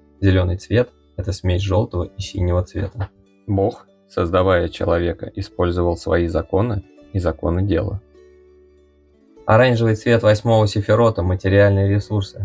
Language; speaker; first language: Russian; native; Russian